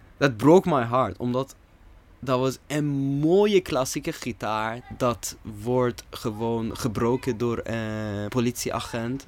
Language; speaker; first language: Dutch; non-native, fluent; Persian